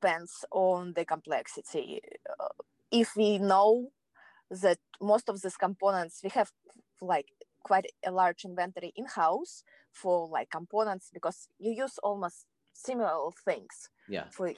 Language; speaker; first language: English; non-native, fluent; Kazakh